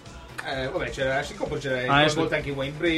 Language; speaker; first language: Italian; non-native, fluent; English